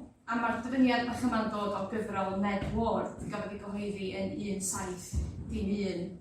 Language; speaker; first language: Welsh; native; Welsh